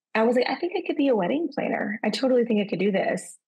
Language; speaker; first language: English; native; English